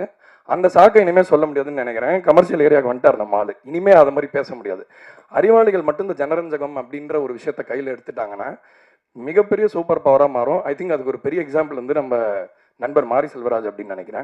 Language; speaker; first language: Tamil; native; Tamil